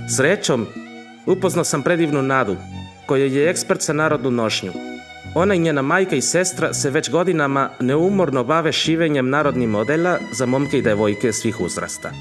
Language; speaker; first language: Serbian; non-native, fluent; Spanish